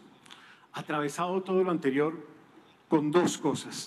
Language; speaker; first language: Spanish; native; Spanish